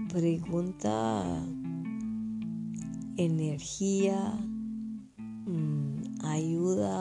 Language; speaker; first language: Spanish; non-native, fluent; French